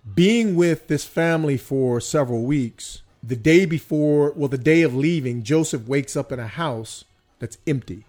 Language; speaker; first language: English; early bilingual, other home language; Korean